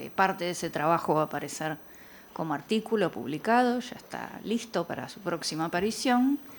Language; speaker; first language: Spanish; native; Spanish